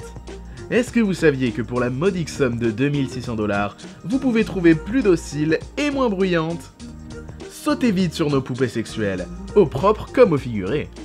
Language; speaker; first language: French; native; French